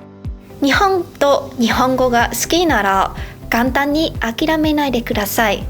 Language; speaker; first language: Japanese; non-native, learner; Vietnamese